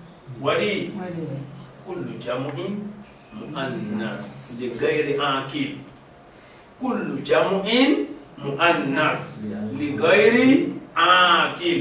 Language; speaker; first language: Arabic; non-native, fluent; Malay